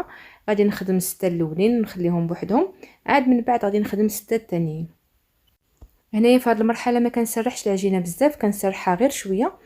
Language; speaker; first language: Arabic; native; Arabic